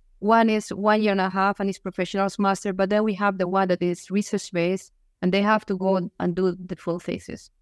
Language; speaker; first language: English; non-native, fluent; Galician